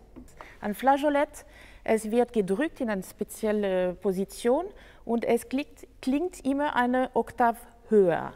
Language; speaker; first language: German; non-native, fluent; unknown